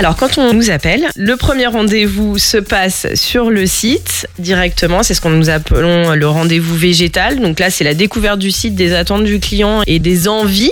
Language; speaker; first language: French; native; French